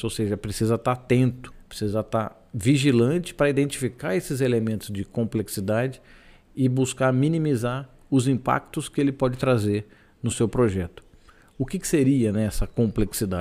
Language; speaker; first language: Portuguese; native; Portuguese